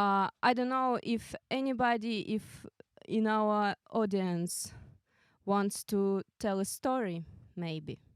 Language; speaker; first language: English; non-native, fluent; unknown